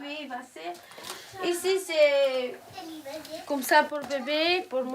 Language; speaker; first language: French; non-native, learner; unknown